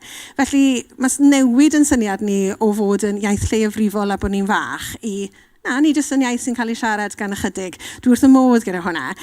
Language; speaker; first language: Welsh; native; Welsh